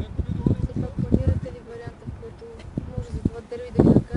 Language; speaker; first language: Bulgarian; native; Bulgarian